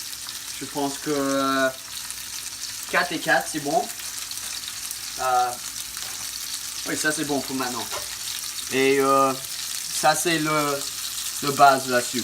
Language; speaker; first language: French; non-native, learner; English